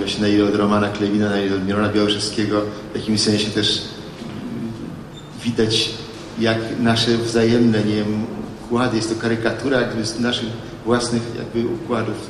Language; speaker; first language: Polish; native; Polish